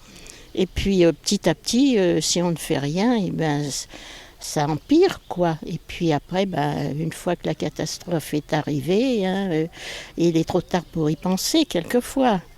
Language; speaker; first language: French; native; French